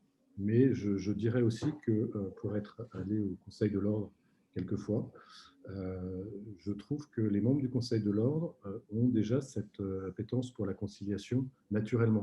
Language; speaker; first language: French; native; French